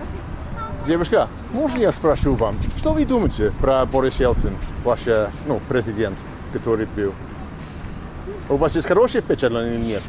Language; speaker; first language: Russian; non-native, learner; English